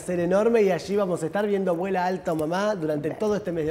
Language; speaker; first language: Spanish; native; Spanish